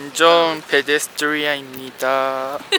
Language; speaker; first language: Korean; non-native, learner; Japanese